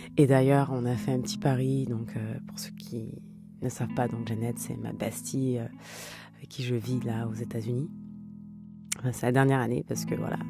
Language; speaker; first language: French; native; French